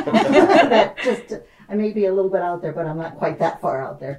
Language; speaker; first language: English; native; English